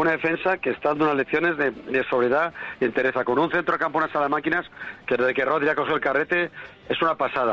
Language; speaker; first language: Spanish; native; Spanish